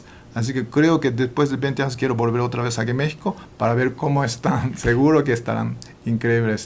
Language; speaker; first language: Spanish; non-native, fluent; Japanese